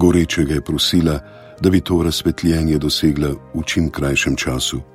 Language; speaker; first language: Slovenian; native; Slovenian